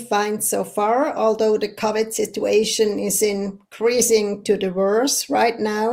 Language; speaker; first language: English; non-native, fluent; Swiss German